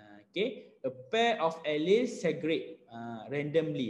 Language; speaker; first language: English; non-native, local second language; Malay